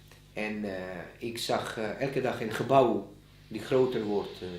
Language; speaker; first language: Dutch; non-native, fluent; Bosnian